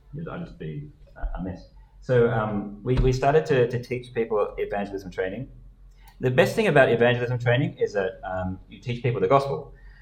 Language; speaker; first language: English; native; English